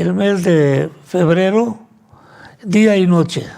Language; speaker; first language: Spanish; non-native, fluent; Arabic